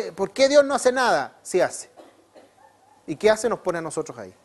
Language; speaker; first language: Spanish; native; Spanish